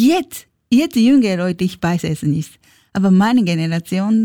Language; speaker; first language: German; non-native, learner; Japanese